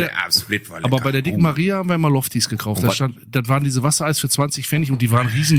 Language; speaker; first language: German; native; German